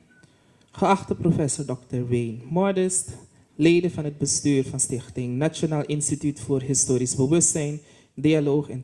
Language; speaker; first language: Dutch; native; Dutch